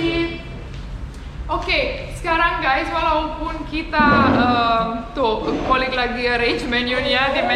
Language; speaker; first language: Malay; non-native, fluent; English